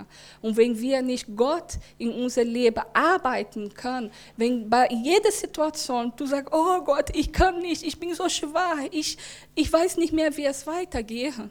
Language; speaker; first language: German; non-native, learner; Portuguese